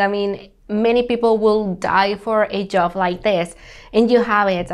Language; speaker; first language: English; non-native, fluent; Spanish